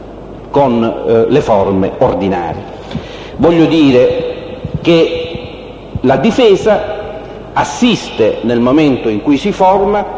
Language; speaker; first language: Italian; native; Italian